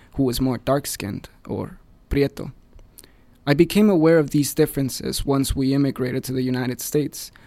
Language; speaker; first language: English; early bilingual, other home language; Spanish